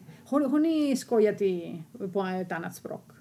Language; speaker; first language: Swedish; non-native, fluent; Greek